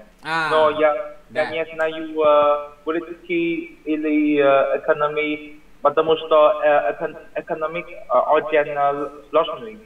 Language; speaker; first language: Russian; non-native, learner; Vietnamese